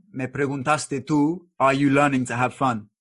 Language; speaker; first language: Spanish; non-native, learner; English